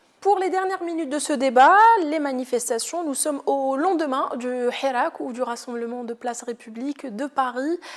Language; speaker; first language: French; non-native, local second language; Arabic